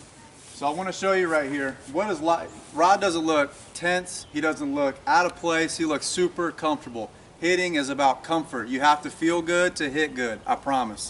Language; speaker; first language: English; native; English